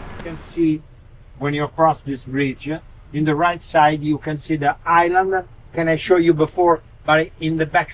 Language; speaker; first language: English; non-native, learner; Italian